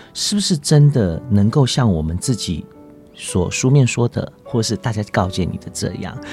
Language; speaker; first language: Chinese; non-native, local second language; Hakka Chinese